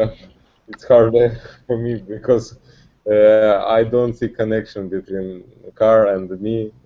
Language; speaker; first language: English; non-native, learner; Russian